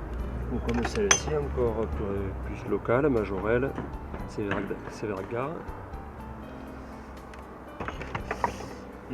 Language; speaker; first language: French; native; French